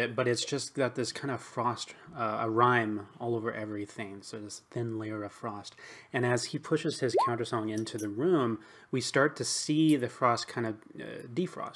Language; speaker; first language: English; native; English